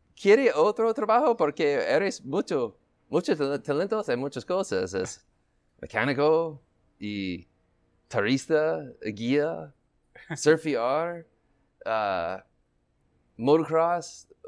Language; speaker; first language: Spanish; non-native, learner; English